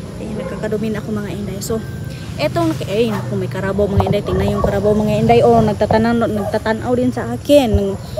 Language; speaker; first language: Filipino; non-native, local second language; Cebuano